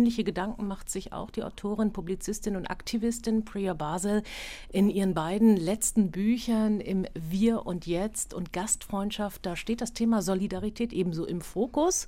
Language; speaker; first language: German; native; German